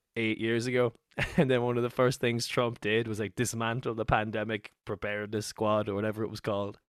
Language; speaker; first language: English; native; English